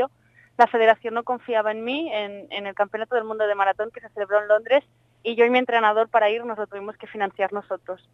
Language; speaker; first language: Spanish; native; Spanish